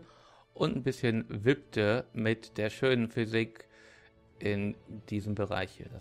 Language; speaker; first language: German; native; German